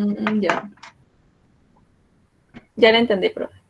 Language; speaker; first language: Spanish; native; Spanish